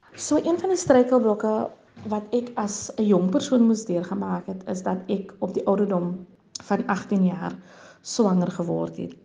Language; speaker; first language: Afrikaans; native; Afrikaans